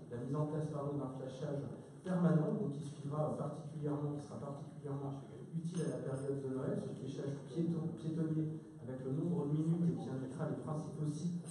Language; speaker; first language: French; native; French